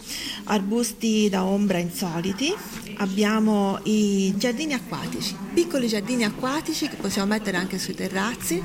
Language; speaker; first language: Italian; native; Italian